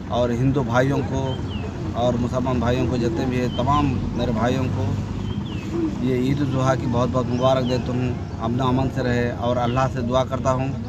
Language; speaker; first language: Urdu; native; Urdu